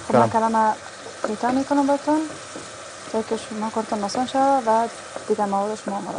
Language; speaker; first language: Persian; native; Persian